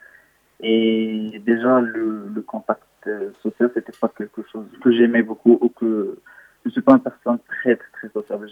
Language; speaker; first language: French; non-native, local second language; Arabic